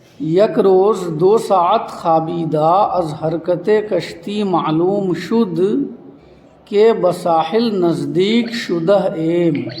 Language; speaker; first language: Persian; non-native, fluent; Urdu